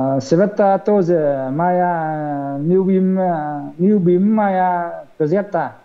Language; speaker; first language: Russian; non-native, learner; Vietnamese